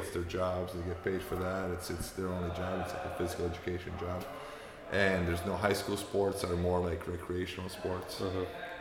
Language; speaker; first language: English; non-native, fluent; Romanian